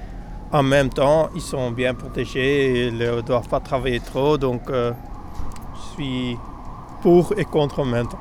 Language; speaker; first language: French; non-native, local second language; Dutch